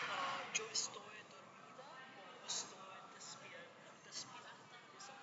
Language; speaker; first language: Spanish; non-native, learner; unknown